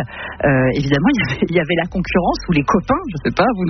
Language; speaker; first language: French; native; French